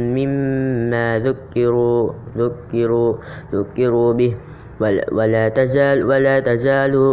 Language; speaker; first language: Arabic; non-native, learner; Indonesian